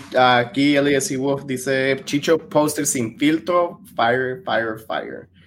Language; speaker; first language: Spanish; early bilingual, heritage; Spanish